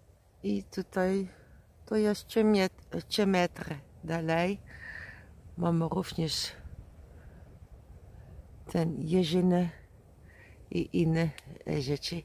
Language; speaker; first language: Polish; non-native, learner; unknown